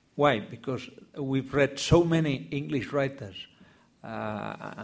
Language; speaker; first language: English; non-native, fluent; Spanish